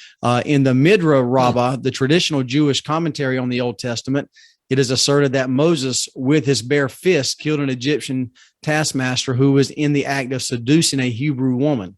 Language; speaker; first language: English; native; English